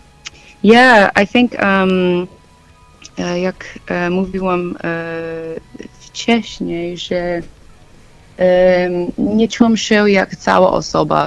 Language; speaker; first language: Polish; non-native, learner; English